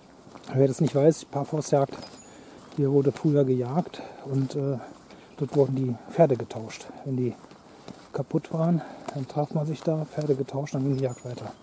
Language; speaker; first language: German; native; German